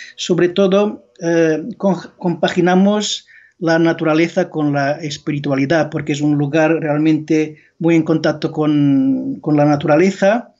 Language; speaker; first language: Spanish; non-native, local second language; Catalan